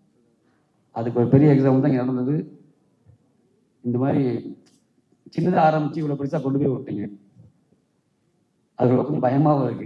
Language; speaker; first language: Tamil; native; Tamil